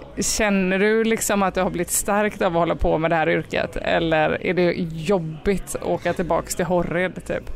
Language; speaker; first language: Swedish; native; Swedish